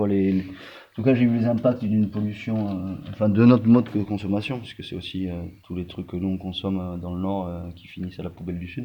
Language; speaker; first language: French; native; French